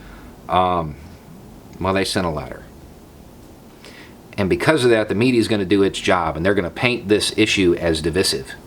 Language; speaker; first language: English; native; English